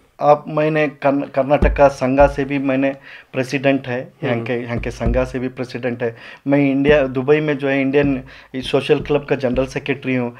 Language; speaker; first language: Hindi; non-native, local second language; Urdu